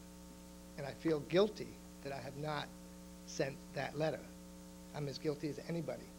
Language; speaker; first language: English; native; English